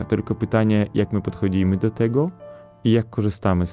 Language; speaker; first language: Polish; non-native, fluent; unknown